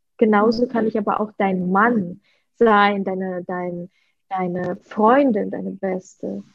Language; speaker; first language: German; early bilingual, other home language; Russian